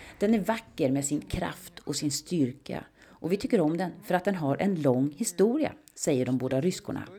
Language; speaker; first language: Swedish; native; Swedish